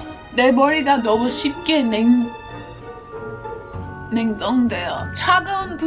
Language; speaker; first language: Korean; non-native, fluent; English